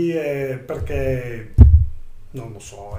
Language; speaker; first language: Italian; non-native, learner; English